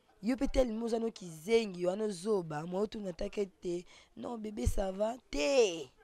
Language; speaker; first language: Lingala; non-native, local second language; Swahili